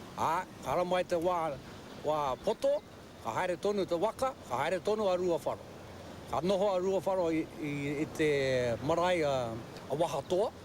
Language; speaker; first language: Māori; native; Māori